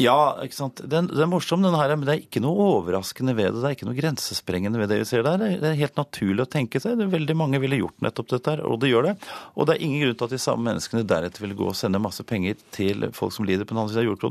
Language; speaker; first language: Norwegian; native; Norwegian